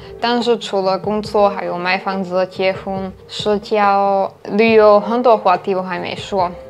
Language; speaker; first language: Chinese; non-native, fluent; Slovak